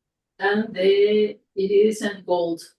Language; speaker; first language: English; non-native, fluent; Spanish